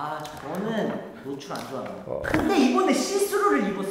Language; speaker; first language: Korean; native; Korean